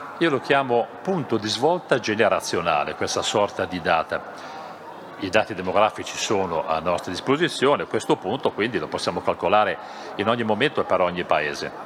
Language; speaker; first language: Italian; non-native, fluent; German